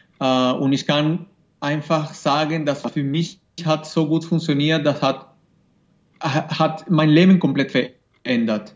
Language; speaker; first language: German; non-native, fluent; Spanish